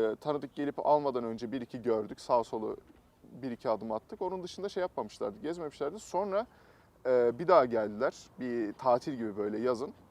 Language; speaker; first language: Turkish; native; Turkish